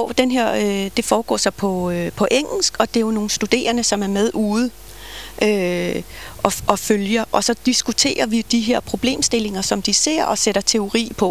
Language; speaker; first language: Danish; native; Danish